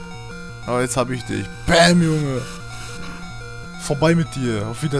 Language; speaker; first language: German; native; German